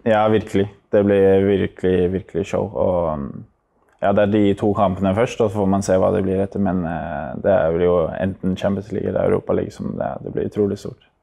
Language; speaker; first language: Norwegian; native; Norwegian